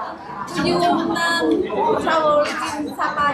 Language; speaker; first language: English; non-native, learner; Vietnamese